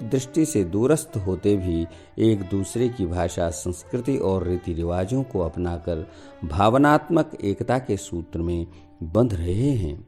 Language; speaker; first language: Hindi; native; Hindi